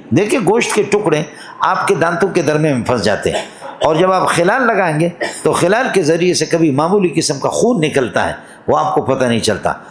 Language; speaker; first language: Urdu; non-native, local second language; Brahui